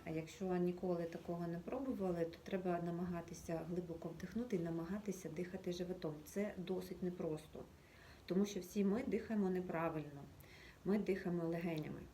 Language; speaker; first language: Ukrainian; native; Ukrainian